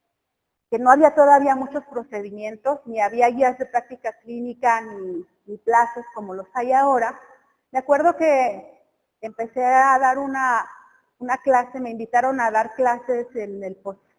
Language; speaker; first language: Spanish; native; Spanish